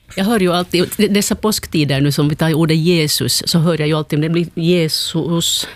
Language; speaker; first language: Swedish; native; Swedish